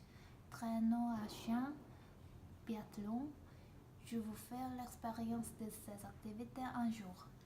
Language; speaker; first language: French; non-native, learner; Korean